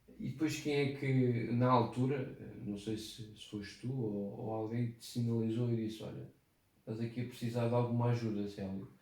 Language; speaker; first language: Portuguese; native; Portuguese